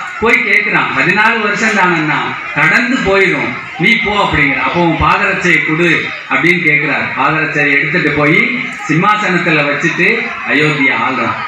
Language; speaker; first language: Tamil; non-native, local second language; Telugu